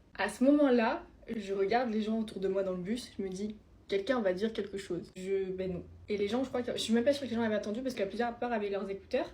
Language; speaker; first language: French; early bilingual, other home language; Spanish